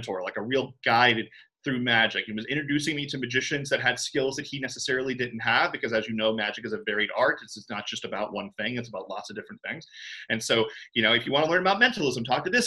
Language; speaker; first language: English; native; English